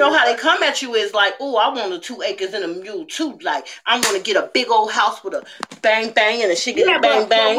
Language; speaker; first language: English; native; English